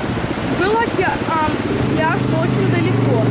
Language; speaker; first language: Russian; early bilingual, heritage; Russian